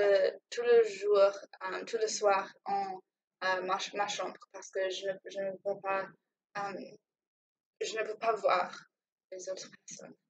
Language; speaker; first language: French; non-native, learner; English